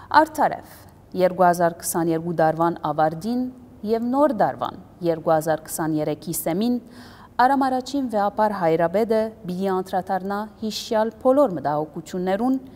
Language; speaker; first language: Armenian; early bilingual, heritage; Armenian